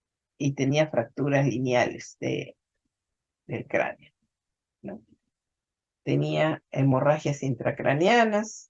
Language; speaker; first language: Spanish; native; Spanish